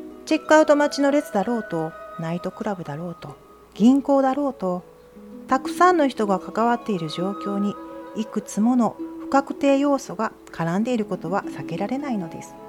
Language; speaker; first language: Japanese; native; Japanese